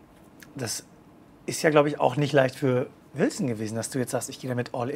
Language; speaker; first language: German; native; German